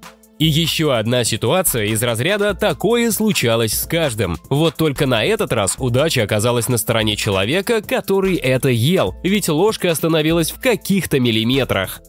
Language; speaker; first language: Russian; native; Russian